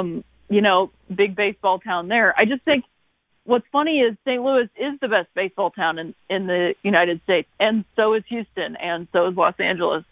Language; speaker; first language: English; native; English